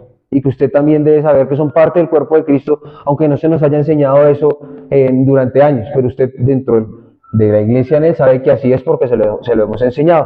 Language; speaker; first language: Spanish; native; Spanish